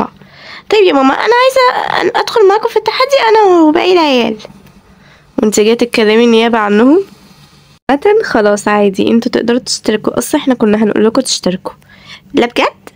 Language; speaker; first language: Arabic; native; Arabic